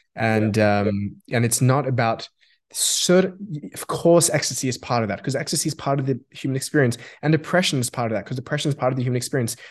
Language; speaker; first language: English; non-native, local second language; Yiddish